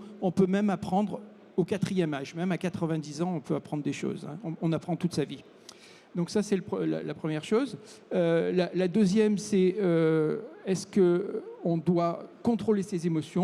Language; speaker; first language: French; native; French